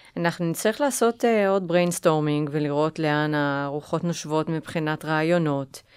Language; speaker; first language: Hebrew; native; Hebrew